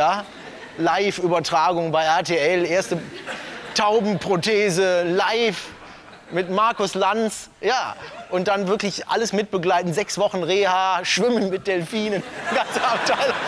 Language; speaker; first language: German; native; German